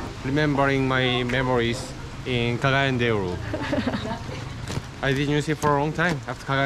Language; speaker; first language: English; non-native, learner; Korean